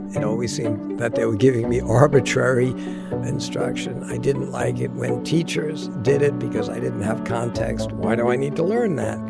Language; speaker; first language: English; native; English